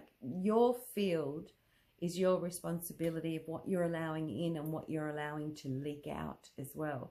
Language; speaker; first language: English; native; English